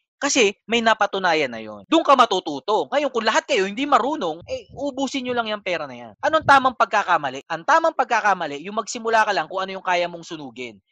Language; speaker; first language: Filipino; native; Filipino